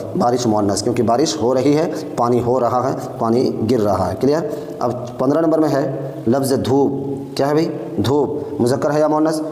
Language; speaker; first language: Urdu; native; Urdu